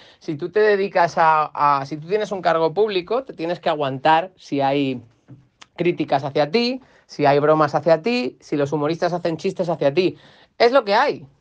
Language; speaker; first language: Spanish; native; Spanish